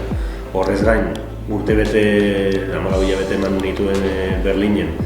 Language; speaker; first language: Basque; native; Basque